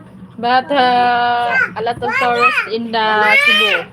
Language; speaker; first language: English; non-native, local second language; Cebuano